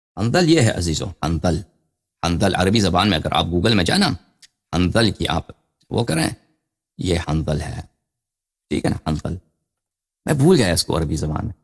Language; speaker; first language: Urdu; non-native, fluent; Persian